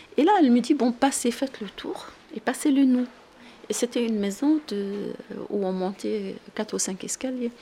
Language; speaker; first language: French; non-native, local second language; Arabic